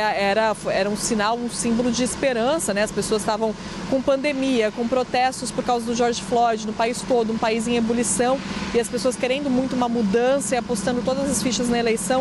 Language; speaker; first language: Portuguese; native; Portuguese